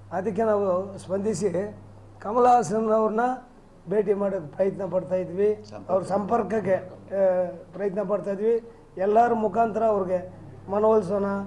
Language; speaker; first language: Kannada; native; Kannada